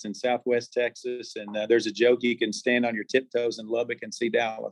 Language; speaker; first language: English; native; English